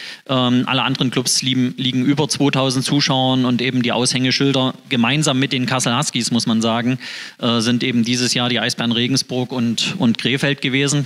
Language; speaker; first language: German; native; German